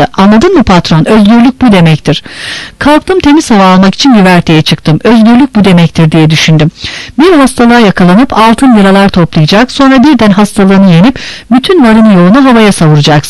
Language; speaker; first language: Turkish; native; Turkish